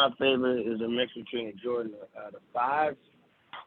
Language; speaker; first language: English; native; English